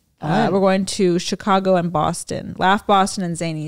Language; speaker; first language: English; native; English